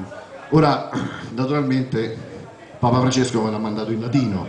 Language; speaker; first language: Italian; native; Italian